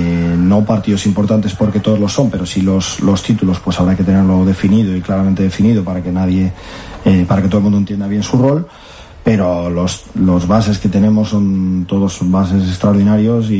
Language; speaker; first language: Spanish; native; Spanish